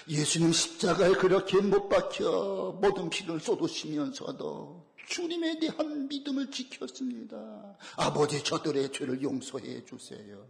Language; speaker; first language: Korean; native; Korean